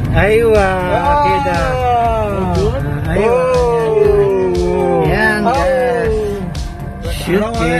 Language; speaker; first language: Arabic; non-native, learner; Filipino